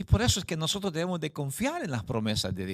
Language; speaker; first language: Spanish; native; Spanish